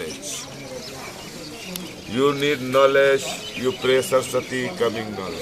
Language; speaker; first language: English; non-native, learner; Hindi